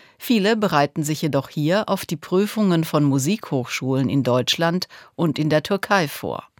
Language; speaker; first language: German; native; German